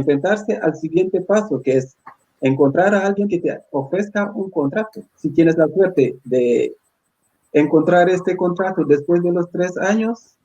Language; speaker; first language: Spanish; non-native, fluent; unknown